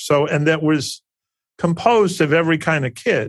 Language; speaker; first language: English; native; English